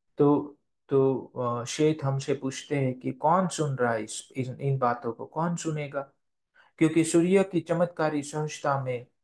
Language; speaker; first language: Hindi; non-native, local second language; Gujarati